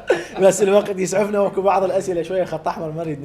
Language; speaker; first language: Arabic; native; Arabic